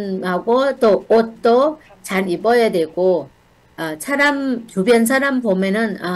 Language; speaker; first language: Korean; non-native, learner; Thai